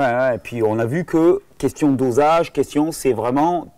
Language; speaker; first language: French; native; French